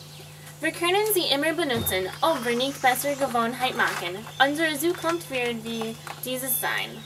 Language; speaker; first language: German; non-native, learner; English